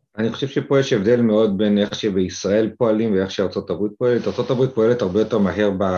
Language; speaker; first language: Hebrew; native; Hebrew